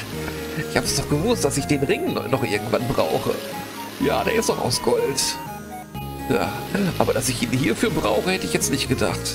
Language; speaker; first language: German; native; German